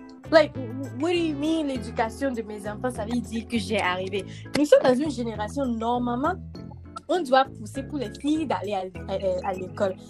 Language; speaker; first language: French; early bilingual, heritage; French